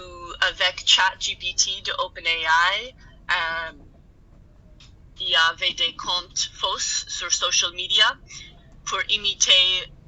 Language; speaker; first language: French; non-native, learner; English